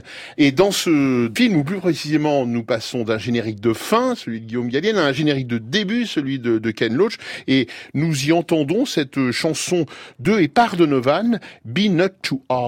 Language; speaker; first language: French; native; French